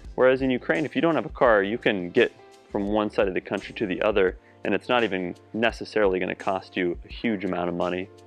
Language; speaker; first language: English; native; English